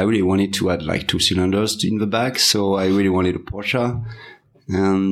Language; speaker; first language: English; non-native, fluent; French